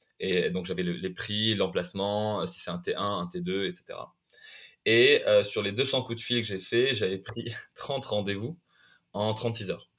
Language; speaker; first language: French; non-native, local second language; Arabic